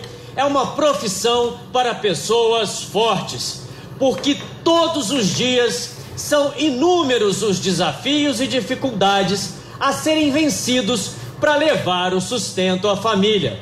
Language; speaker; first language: Portuguese; native; Portuguese